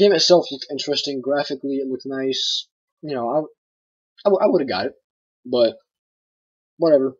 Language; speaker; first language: English; native; English